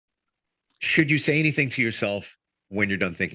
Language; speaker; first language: English; native; English